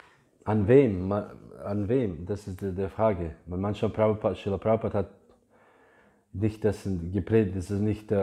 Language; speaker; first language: German; non-native, fluent; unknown